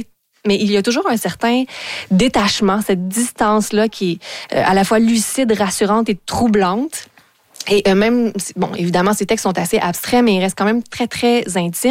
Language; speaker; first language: French; native; French